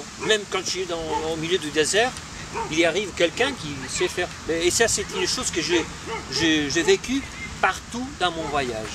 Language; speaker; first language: French; non-native, fluent; Spanish